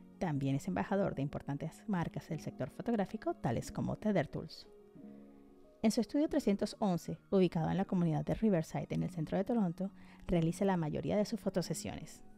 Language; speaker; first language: Spanish; native; Spanish